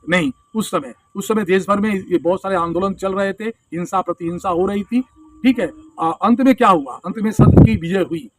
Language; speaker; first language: Hindi; non-native, local second language; Bangla